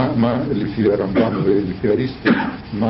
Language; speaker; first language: Hebrew; non-native, fluent; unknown